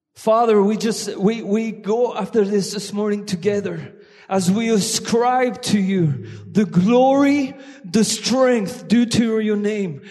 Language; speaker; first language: English; non-native, fluent; French